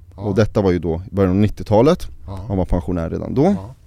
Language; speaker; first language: Swedish; early bilingual, other home language; Arabic